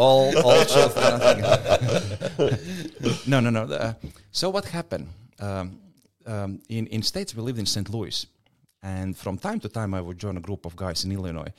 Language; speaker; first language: English; non-native, fluent; Latvian